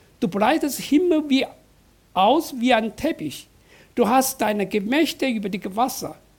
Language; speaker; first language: German; non-native, fluent; Chinese